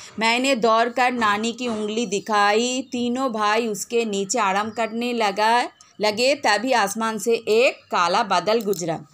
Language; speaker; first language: Hindi; non-native, local second language; Bangla